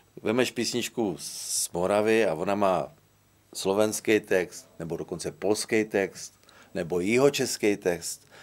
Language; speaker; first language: Czech; native; Czech